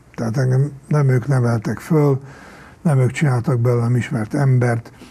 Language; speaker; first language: Hungarian; native; Hungarian